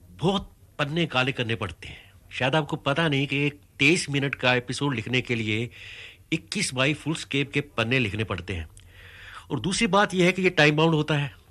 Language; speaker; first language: Hindi; native; Hindi